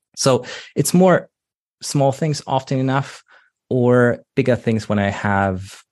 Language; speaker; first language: English; non-native, fluent; German